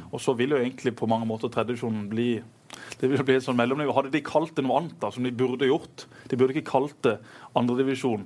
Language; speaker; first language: Norwegian; native; Norwegian